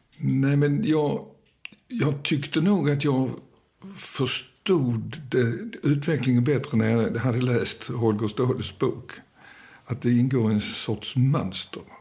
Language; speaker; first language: Swedish; early bilingual, other home language; Danish